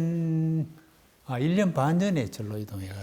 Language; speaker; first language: Korean; native; Korean